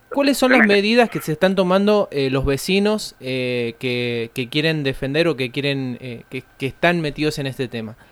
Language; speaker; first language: Spanish; native; Spanish